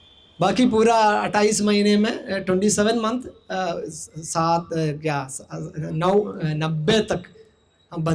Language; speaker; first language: Hindi; non-native, local second language; Malayalam